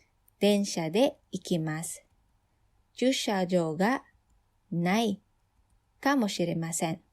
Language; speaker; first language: Japanese; non-native, fluent; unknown